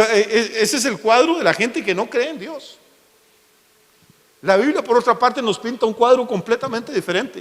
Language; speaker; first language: Spanish; native; Spanish